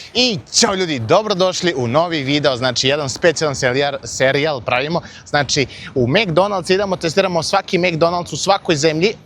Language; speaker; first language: Bosnian; early bilingual, heritage; Bosnian